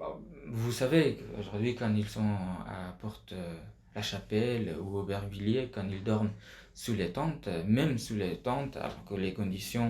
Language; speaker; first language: French; non-native, fluent; Persian